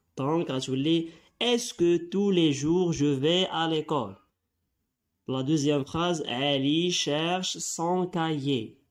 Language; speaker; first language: French; non-native, local second language; Arabic